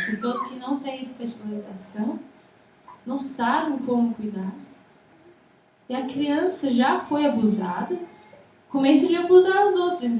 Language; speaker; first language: Portuguese; non-native, fluent; English